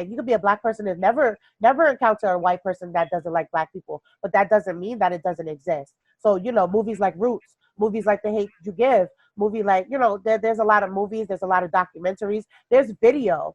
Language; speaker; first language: English; native; English